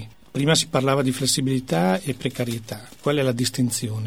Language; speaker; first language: Italian; native; Italian